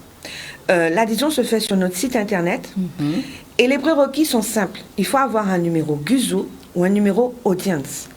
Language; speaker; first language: French; native; French